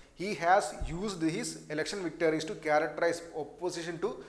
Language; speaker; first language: English; non-native, local second language; Malayalam